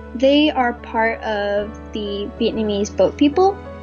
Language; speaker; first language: English; native; English